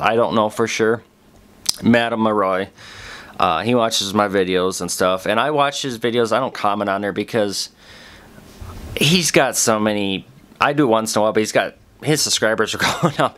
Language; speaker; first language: English; native; English